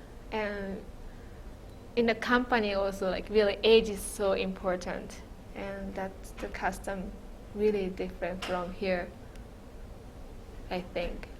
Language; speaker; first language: English; non-native, fluent; Japanese